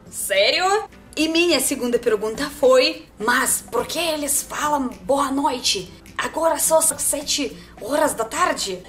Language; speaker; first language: Portuguese; non-native, learner; Russian